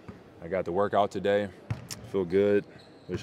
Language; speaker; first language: English; native; English